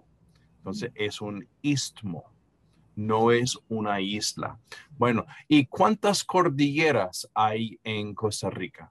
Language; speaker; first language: Spanish; non-native, fluent; English